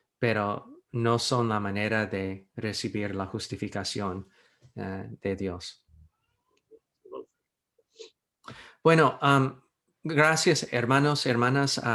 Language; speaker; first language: Spanish; non-native, fluent; English